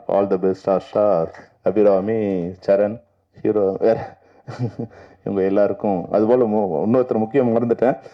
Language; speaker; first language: Tamil; native; Tamil